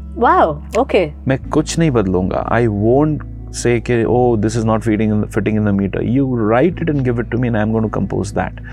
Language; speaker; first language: English; non-native, local second language; Gujarati